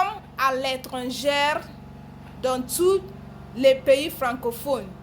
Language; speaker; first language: French; non-native, learner; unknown